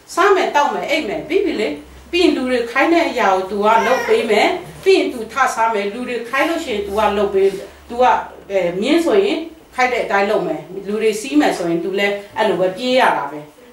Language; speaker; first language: Burmese; non-native, local second language; Kachin